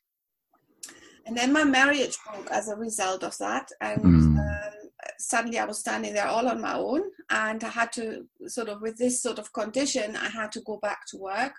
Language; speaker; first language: English; non-native, fluent; German